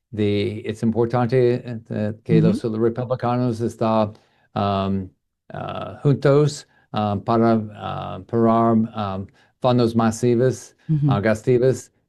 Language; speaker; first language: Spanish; non-native, learner; English